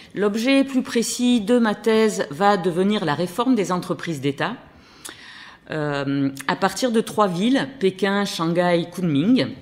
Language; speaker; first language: French; native; French